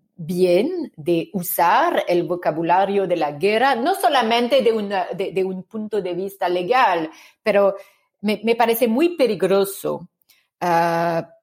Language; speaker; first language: Spanish; non-native, fluent; French